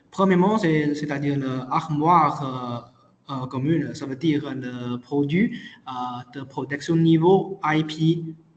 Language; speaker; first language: French; non-native, learner; Chinese